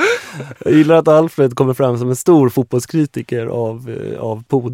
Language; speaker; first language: Swedish; native; Swedish